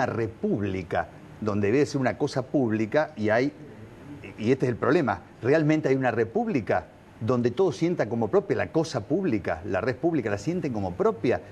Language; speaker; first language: Spanish; native; Spanish